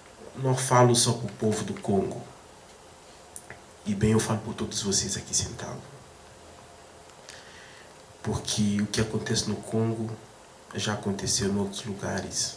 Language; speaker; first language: Portuguese; non-native, fluent; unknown